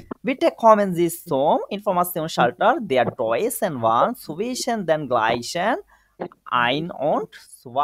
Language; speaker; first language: German; non-native, fluent; Bangla